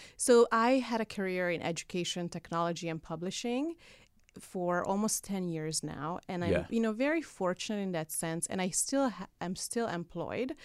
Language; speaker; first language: English; non-native, fluent; Hungarian